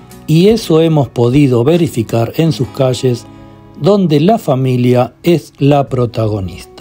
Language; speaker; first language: Spanish; native; Spanish